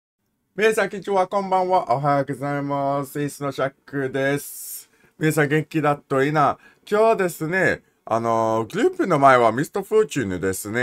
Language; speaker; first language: Japanese; non-native, learner; English